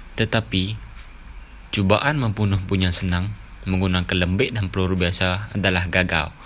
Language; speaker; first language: Malay; non-native, local second language; Iban